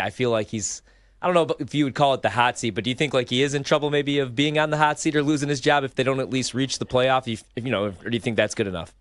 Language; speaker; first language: English; native; English